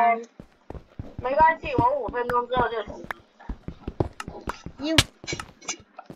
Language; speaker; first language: Chinese; native; Chinese